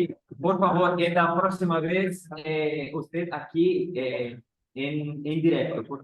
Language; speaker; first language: Spanish; non-native, fluent; Portuguese